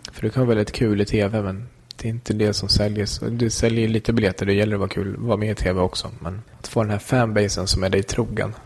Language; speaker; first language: Swedish; early bilingual, other home language; Kurdish